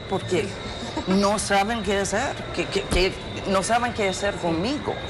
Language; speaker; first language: Spanish; non-native, fluent; English